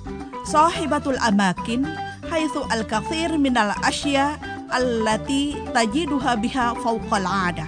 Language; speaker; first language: Arabic; non-native, fluent; Indonesian